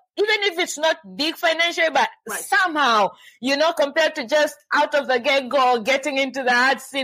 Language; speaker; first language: English; non-native, local second language; Swahili